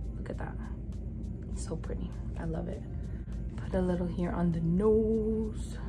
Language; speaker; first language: English; native; English